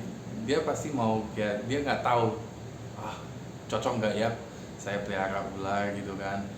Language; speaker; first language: Indonesian; non-native, fluent; English